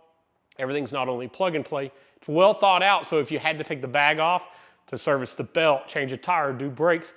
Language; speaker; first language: English; native; English